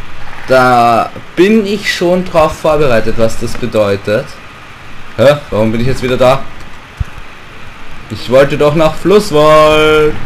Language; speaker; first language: German; native; German